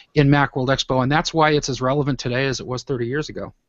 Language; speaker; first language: English; native; English